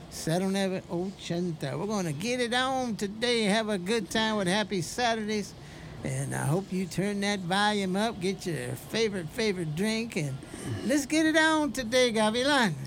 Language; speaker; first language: English; early bilingual, other home language; Spanish